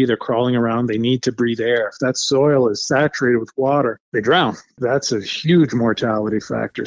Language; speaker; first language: English; native; English